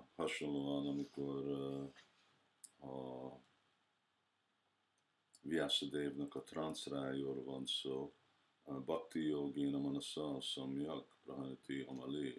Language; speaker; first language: Hungarian; early bilingual, heritage; Hungarian